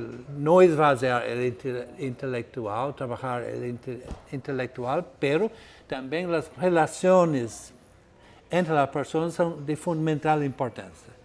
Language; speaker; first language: Spanish; non-native, fluent; Portuguese